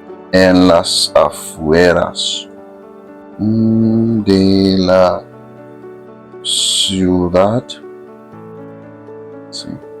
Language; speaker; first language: Spanish; non-native, fluent; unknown